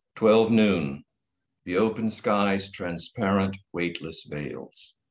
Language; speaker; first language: English; native; English